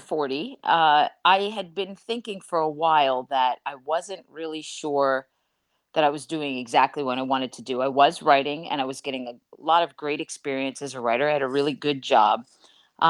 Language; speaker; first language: English; native; English